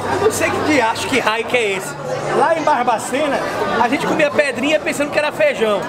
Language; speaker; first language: Portuguese; native; Portuguese